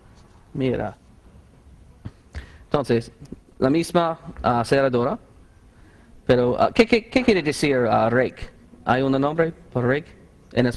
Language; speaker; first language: Spanish; non-native, learner; English